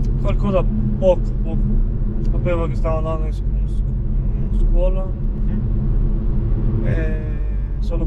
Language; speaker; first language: Italian; non-native, fluent; Albanian